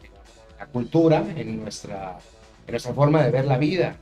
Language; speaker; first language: Spanish; native; Spanish